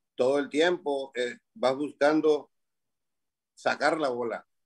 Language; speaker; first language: Spanish; native; Spanish